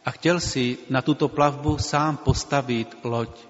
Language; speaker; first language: Czech; native; Czech